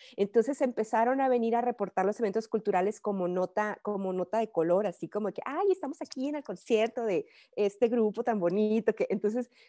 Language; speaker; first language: Spanish; native; Spanish